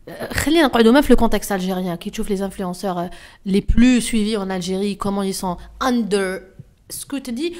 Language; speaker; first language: French; non-native, local second language; Arabic